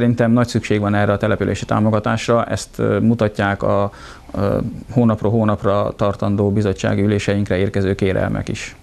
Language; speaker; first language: Hungarian; native; Hungarian